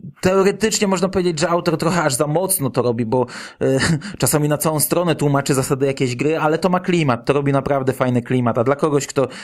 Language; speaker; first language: Polish; native; Polish